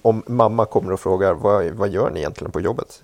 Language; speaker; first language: Swedish; native; Swedish